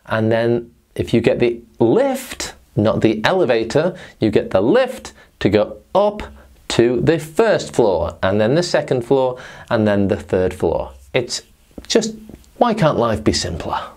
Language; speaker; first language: English; native; English